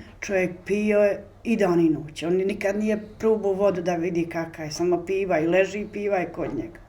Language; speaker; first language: Bosnian; native; Bosnian